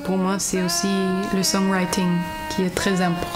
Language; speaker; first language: French; non-native, learner; English